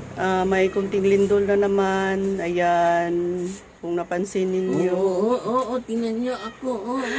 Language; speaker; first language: Filipino; non-native, local second language; Cebuano